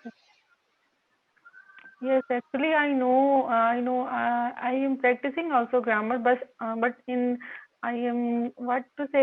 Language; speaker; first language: English; non-native, local second language; Hindi